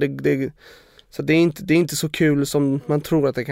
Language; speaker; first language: Swedish; native; Swedish